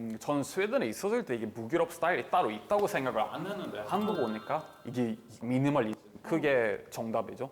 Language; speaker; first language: Korean; non-native, fluent; Swedish